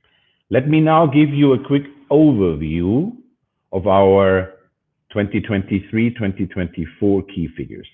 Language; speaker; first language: English; non-native, fluent; German